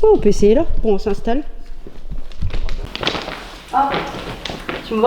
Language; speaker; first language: French; native; French